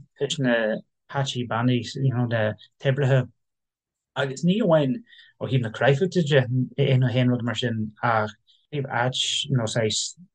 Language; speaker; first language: Irish; non-native, local second language; English